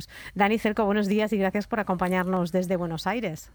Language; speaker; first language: Spanish; native; Spanish